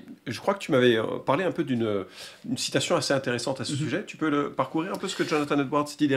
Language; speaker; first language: French; native; French